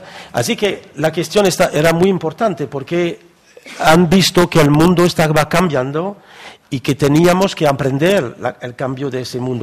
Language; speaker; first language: Spanish; non-native, fluent; French